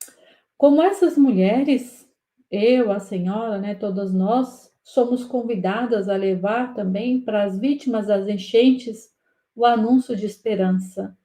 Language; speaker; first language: Portuguese; native; Portuguese